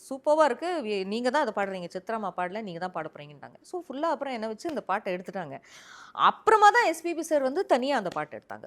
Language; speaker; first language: Tamil; early bilingual, heritage; Tamil